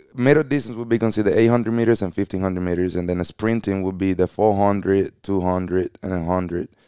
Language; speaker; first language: English; early bilingual, other home language; Spanish